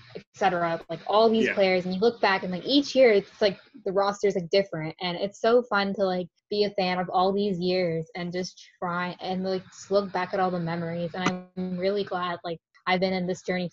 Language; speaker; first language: English; native; English